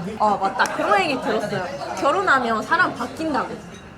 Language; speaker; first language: Korean; non-native, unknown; Japanese